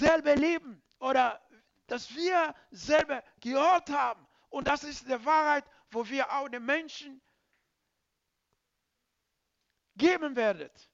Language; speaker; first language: German; non-native, learner; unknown